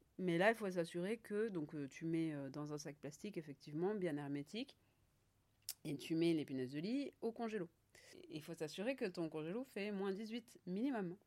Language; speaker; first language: French; native; French